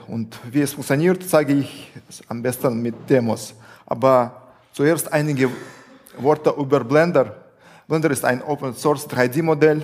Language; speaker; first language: German; non-native, fluent; Russian